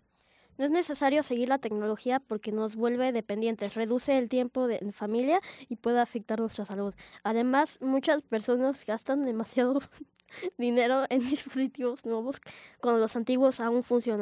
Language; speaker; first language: Spanish; native; Spanish